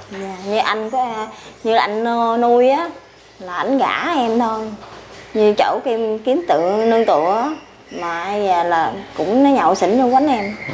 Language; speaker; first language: Vietnamese; early bilingual, heritage; Vietnamese